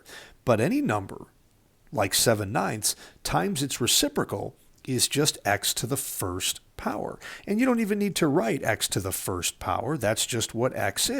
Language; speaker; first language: English; native; English